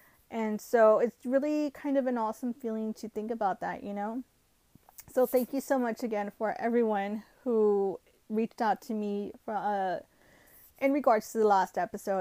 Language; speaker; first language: English; early bilingual, other home language; Spanish